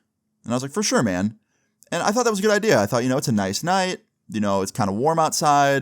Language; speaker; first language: English; native; English